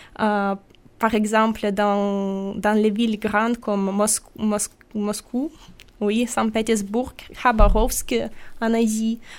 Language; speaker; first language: French; non-native, fluent; Russian